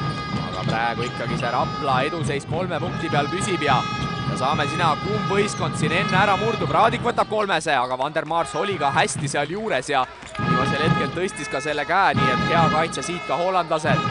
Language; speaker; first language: Estonian; native; Estonian